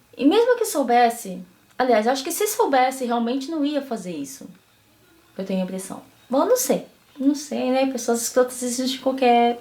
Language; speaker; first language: Portuguese; native; Portuguese